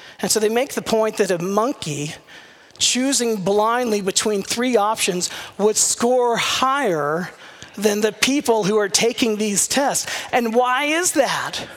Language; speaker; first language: English; native; English